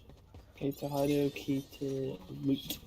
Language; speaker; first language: Māori; non-native, local second language; English